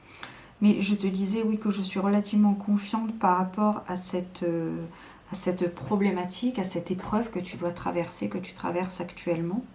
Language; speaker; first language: French; native; French